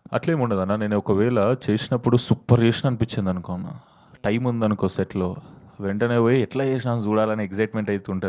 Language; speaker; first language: Telugu; native; Telugu